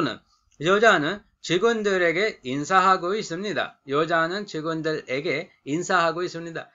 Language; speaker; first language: Korean; non-native, fluent; Sinhala